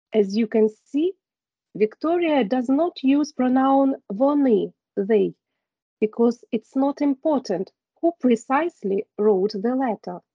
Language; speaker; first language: English; non-native, fluent; Ukrainian